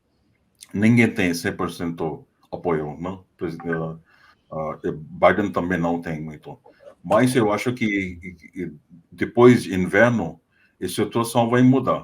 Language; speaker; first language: Portuguese; non-native, fluent; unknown